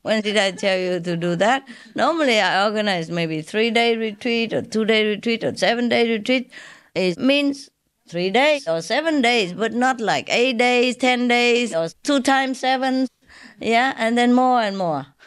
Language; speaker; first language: English; non-native, fluent; Vietnamese